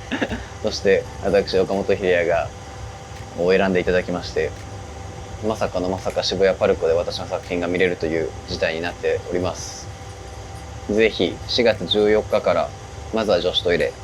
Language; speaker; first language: Japanese; native; Japanese